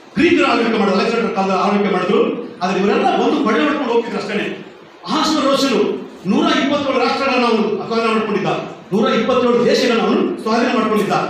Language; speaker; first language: Kannada; non-native, local second language; Tamil